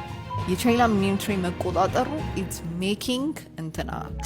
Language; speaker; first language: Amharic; native; Amharic